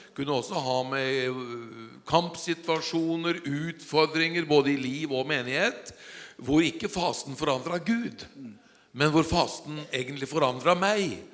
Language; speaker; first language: Norwegian; native; Norwegian